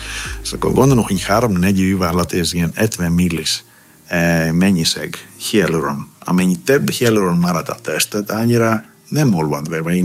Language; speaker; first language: Hungarian; non-native, fluent; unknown